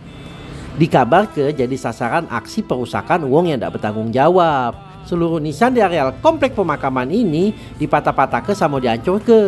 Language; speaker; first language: Indonesian; native; Indonesian